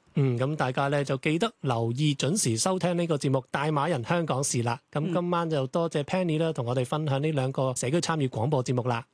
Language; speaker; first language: Cantonese; native; Cantonese